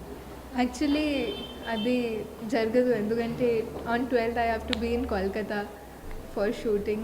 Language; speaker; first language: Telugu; non-native, local second language; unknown